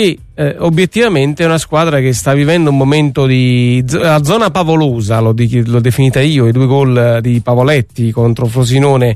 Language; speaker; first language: Italian; native; Italian